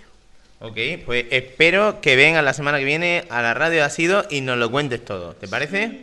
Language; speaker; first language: Spanish; native; Spanish